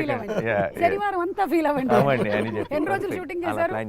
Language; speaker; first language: Telugu; native; Telugu